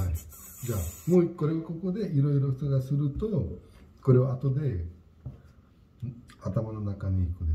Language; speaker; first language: Japanese; non-native, learner; Hindi